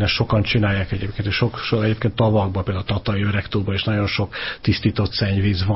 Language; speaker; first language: Hungarian; native; Hungarian